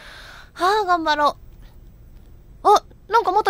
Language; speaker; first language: Japanese; native; Japanese